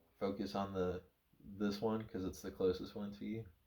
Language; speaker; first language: English; native; English